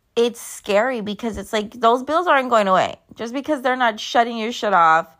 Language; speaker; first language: English; native; English